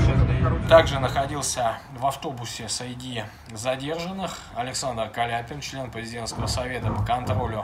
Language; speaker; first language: Russian; native; Russian